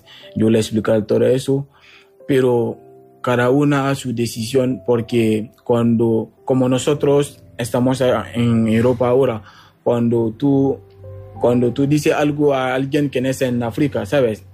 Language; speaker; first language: Spanish; non-native, learner; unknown